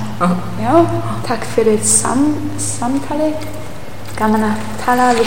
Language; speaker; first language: Icelandic; non-native, learner; English